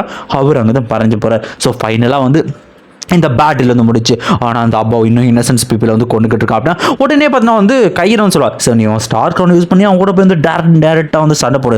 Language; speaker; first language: Tamil; native; Tamil